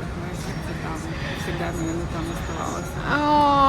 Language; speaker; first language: Russian; native; Russian